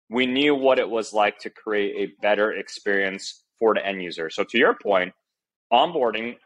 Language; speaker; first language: English; early bilingual, other home language; Chinese